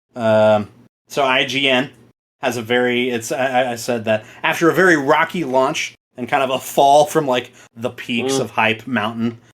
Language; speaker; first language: English; native; English